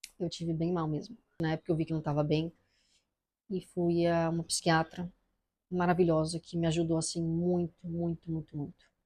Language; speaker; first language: Portuguese; native; Portuguese